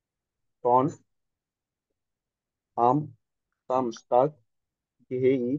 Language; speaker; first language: German; non-native, learner; Marathi